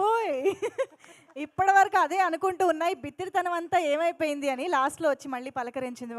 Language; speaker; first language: Telugu; native; Telugu